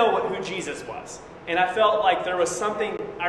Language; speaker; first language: English; native; English